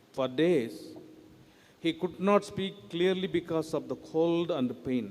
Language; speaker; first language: English; non-native, local second language; Tamil